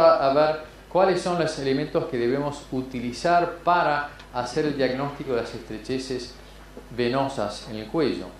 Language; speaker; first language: Spanish; native; Spanish